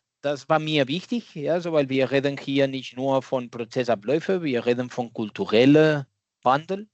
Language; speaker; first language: German; non-native, fluent; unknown